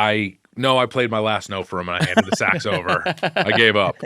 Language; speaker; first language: English; native; English